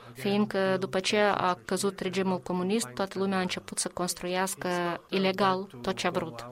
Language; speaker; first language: Romanian; non-native, fluent; Albanian